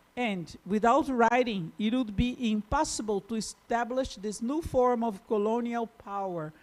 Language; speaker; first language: English; non-native, fluent; Portuguese